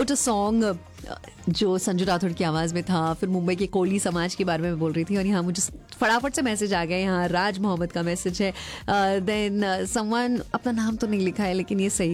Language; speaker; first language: Hindi; native; Hindi